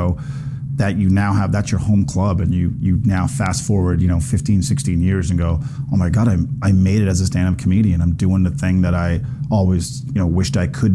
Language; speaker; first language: English; native; English